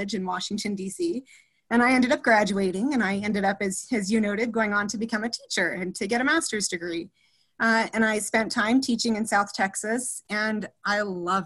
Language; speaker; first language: English; native; English